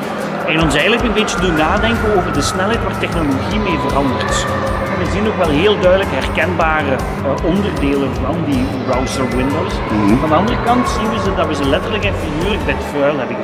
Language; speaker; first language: Dutch; native; Dutch